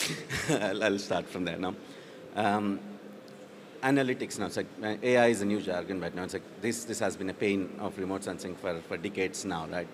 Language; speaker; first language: English; non-native, local second language; Telugu